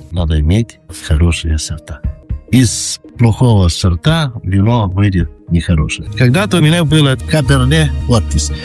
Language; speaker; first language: Ukrainian; non-native, local second language; Romanian